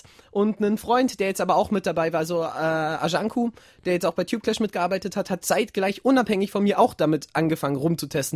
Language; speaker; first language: German; native; German